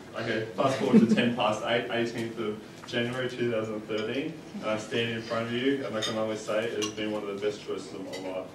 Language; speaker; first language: English; native; English